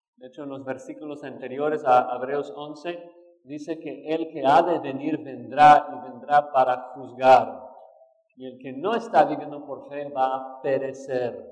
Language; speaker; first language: Spanish; non-native, fluent; English